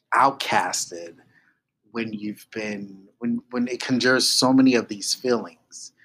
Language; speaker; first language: English; native; English